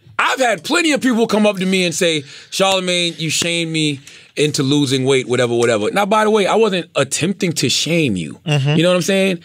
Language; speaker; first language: English; native; English